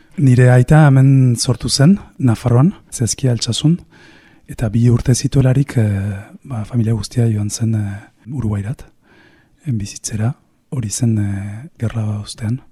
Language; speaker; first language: Basque; non-native, fluent; Spanish